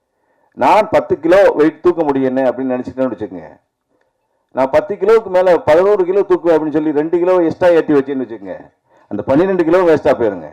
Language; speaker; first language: Tamil; native; Tamil